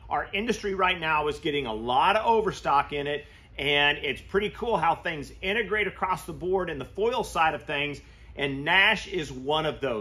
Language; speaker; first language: English; native; English